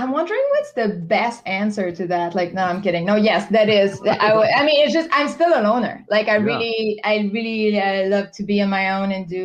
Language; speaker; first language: English; non-native, fluent; French